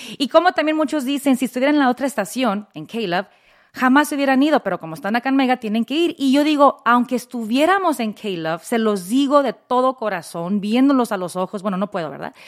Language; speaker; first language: Spanish; early bilingual, heritage; Spanish